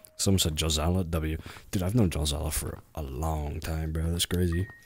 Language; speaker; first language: English; native; English